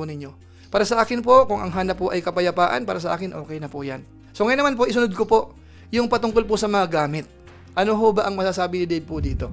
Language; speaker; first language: Filipino; native; Filipino